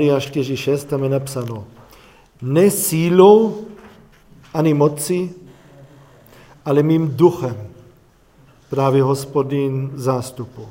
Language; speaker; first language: Czech; non-native, fluent; German